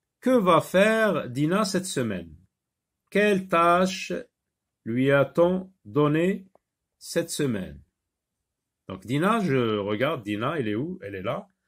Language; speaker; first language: French; non-native, local second language; Arabic